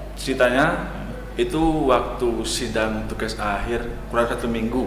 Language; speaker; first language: Indonesian; non-native, local second language; Madurese